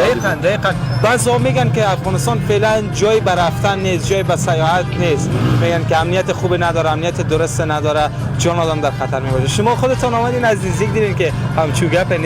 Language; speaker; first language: Persian; native; Persian